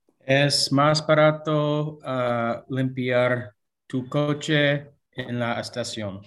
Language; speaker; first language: Spanish; non-native, learner; English